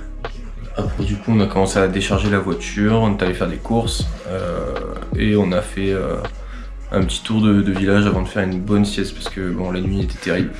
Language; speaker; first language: French; native; French